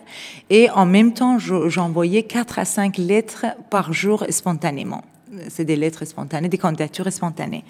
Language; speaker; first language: French; non-native, fluent; Persian